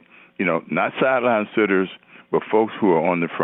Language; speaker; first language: English; native; English